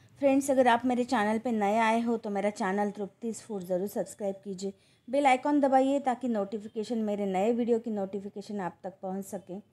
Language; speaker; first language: Hindi; non-native, local second language; Marathi